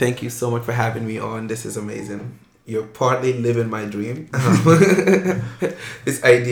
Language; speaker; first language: English; non-native, local second language; Wolof